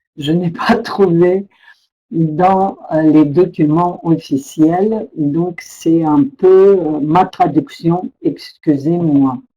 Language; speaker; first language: French; non-native, fluent; Russian